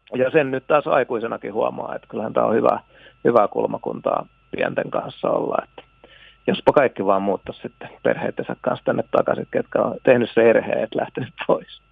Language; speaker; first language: Finnish; native; Finnish